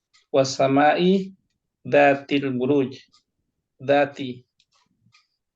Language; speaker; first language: Indonesian; native; Indonesian